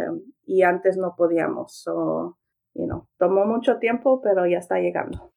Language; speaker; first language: Spanish; early bilingual, heritage; Spanish